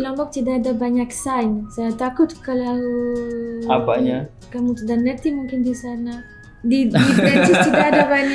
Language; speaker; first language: Indonesian; non-native, learner; French